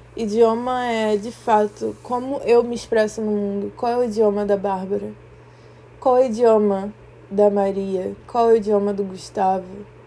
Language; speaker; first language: Portuguese; native; Portuguese